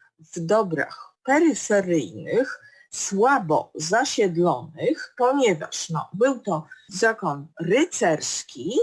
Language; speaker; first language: Polish; native; Polish